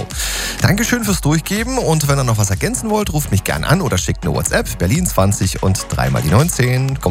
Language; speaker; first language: German; native; German